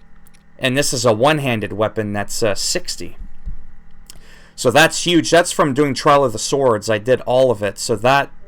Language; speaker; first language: English; native; English